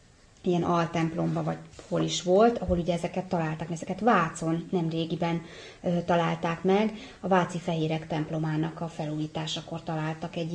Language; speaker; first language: Hungarian; native; Hungarian